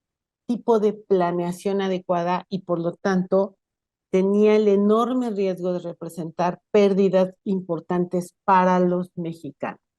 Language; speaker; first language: Spanish; native; Spanish